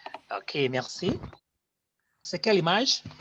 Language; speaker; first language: French; non-native, fluent; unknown